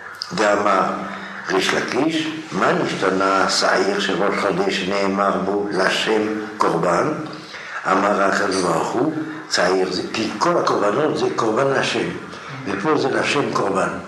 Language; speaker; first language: Hebrew; non-native, fluent; French